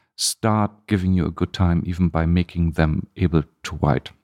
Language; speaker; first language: English; non-native, fluent; German